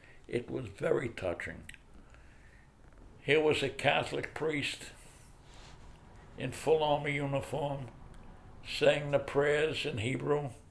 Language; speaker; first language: English; native; English